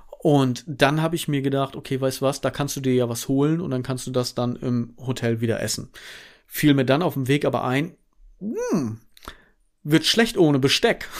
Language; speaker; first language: German; native; German